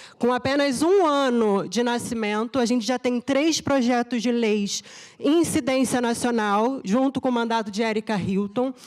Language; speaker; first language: Portuguese; native; Portuguese